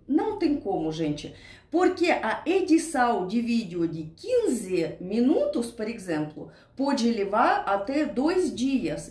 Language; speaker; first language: Portuguese; non-native, learner; Russian